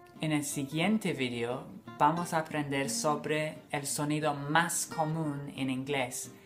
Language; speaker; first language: Spanish; non-native, fluent; English